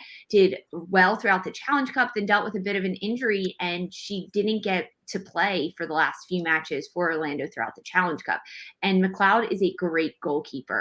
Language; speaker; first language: English; native; English